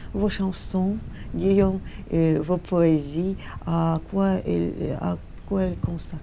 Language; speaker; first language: French; non-native, fluent; Russian